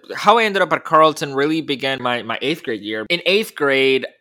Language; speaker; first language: English; early bilingual, other home language; Spanish